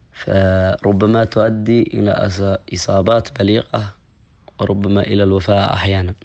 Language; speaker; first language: Arabic; non-native, local second language; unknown